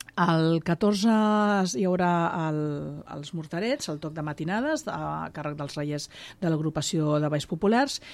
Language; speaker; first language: Catalan; native; Catalan